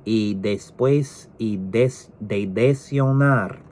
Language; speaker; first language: Spanish; non-native, learner; English